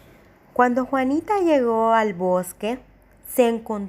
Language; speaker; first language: Spanish; native; Spanish